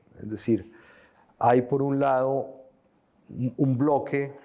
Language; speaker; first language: Spanish; native; Spanish